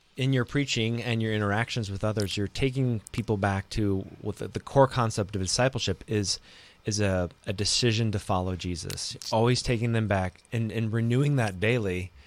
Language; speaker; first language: English; native; English